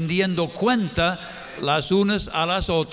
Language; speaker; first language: Spanish; non-native, fluent; English